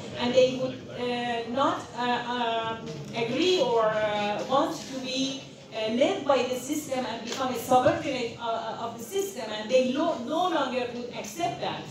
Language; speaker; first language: English; non-native, fluent; Persian